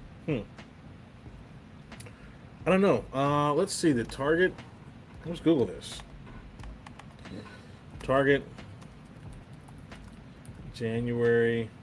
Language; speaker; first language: English; native; English